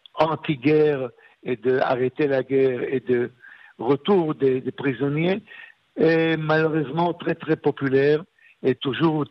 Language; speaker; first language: French; non-native, fluent; Hebrew